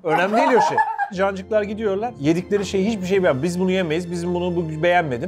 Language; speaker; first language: Turkish; native; Turkish